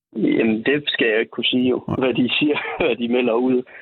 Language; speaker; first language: Danish; native; Danish